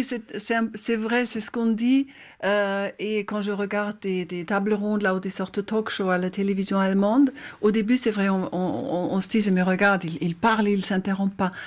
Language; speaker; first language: French; non-native, fluent; German